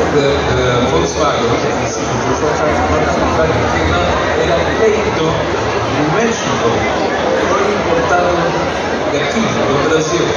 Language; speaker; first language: Portuguese; non-native, learner; Spanish